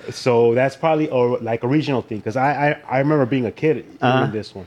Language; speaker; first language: English; early bilingual, other home language; Spanish